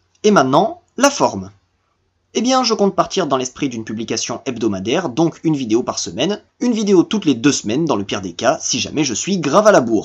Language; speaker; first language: French; native; French